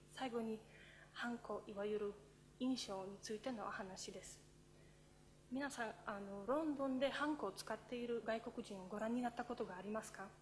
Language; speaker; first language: Japanese; non-native, fluent; Polish